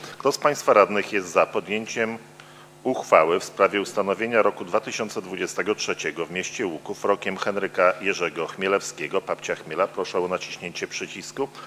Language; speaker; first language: Polish; native; Polish